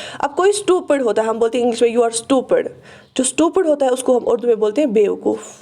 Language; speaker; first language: Urdu; non-native, local second language; Kashmiri